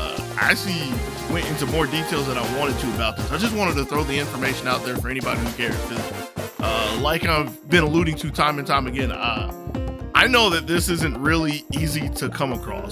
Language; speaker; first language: English; native; English